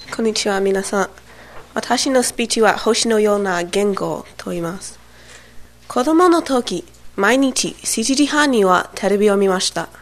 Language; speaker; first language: Japanese; non-native, learner; English